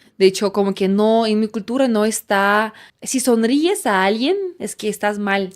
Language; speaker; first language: Spanish; non-native, fluent; Russian